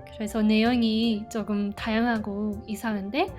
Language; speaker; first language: Korean; non-native, fluent; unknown